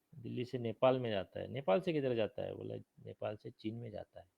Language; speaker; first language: Hindi; non-native, local second language; Marathi